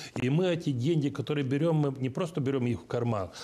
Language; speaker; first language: Russian; non-native, local second language; Romanian